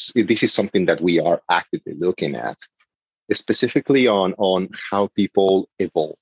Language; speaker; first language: English; non-native, fluent; Spanish